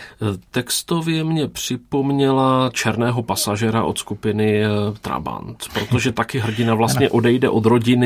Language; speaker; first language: Czech; native; Czech